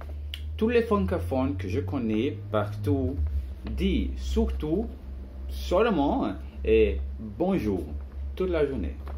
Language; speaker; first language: French; non-native, learner; Portuguese